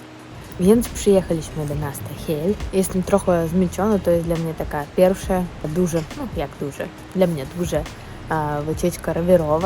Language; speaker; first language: Polish; non-native, learner; Russian